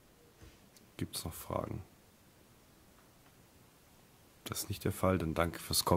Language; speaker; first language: German; native; German